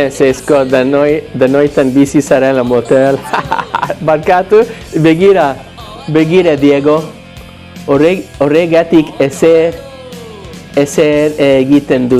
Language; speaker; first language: Basque; non-native, learner; English